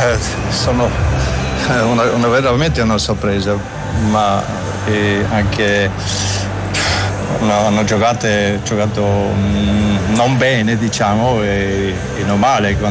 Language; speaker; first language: Italian; non-native, fluent; German